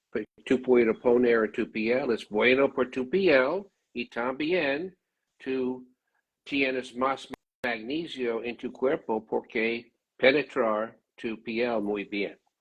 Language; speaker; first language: Spanish; non-native, learner; English